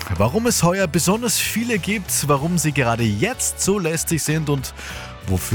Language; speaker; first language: German; native; German